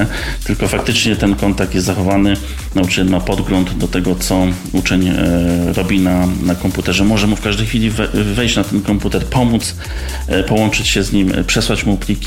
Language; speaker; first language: Polish; native; Polish